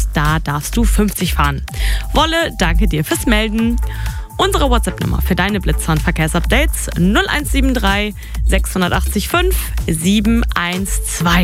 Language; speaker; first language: German; native; German